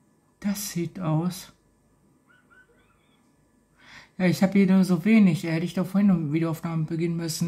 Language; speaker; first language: German; native; German